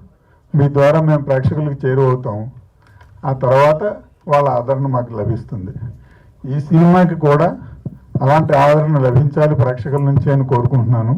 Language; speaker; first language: Telugu; native; Telugu